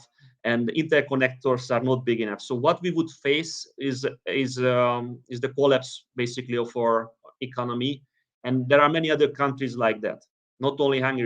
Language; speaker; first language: English; non-native, fluent; Hungarian